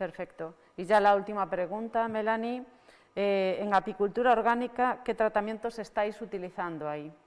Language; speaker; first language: Spanish; native; Spanish